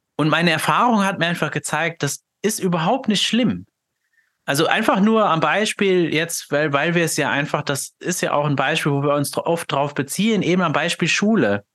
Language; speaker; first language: German; non-native, fluent; Luxembourgish